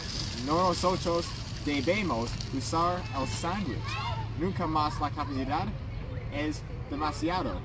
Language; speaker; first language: Spanish; non-native, learner; English